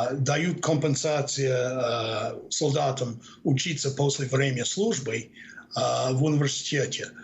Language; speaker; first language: Russian; non-native, fluent; English